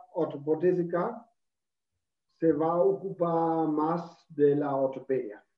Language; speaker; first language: Spanish; non-native, fluent; German